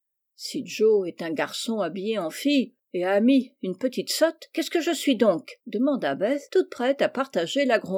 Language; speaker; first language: French; native; French